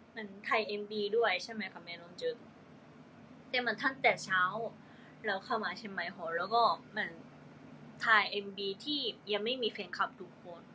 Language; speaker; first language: Thai; non-native, learner; Japanese